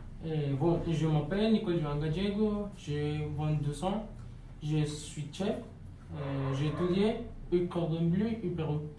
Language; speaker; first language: French; non-native, learner; Spanish